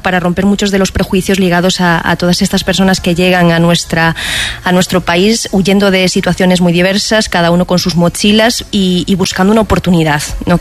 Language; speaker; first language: Spanish; native; Spanish